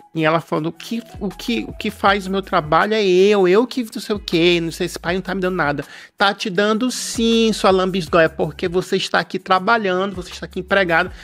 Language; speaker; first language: Portuguese; native; Portuguese